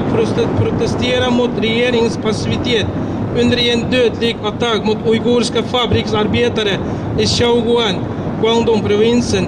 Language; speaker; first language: Swedish; non-native, fluent; Uyghur